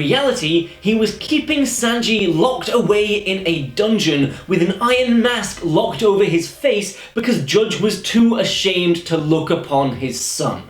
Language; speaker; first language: English; native; English